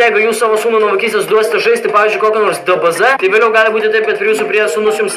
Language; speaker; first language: Lithuanian; native; Lithuanian